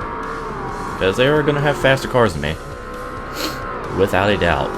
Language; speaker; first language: English; native; English